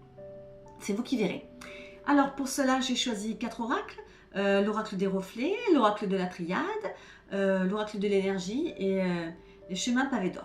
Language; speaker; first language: French; native; French